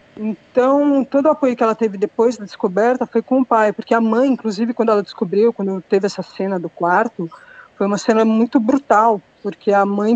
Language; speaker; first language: Portuguese; native; Portuguese